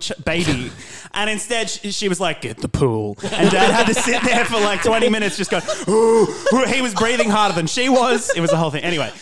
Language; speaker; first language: English; native; English